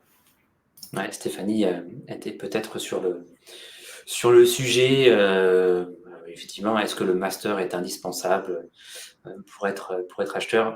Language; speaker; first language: French; native; French